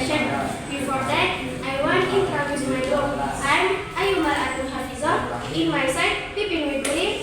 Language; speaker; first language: English; non-native, learner; Indonesian